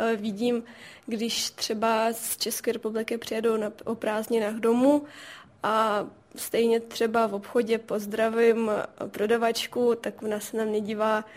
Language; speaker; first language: Czech; non-native, fluent; Russian